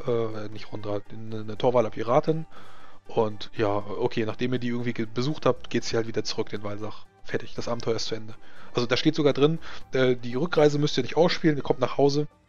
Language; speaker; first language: German; native; German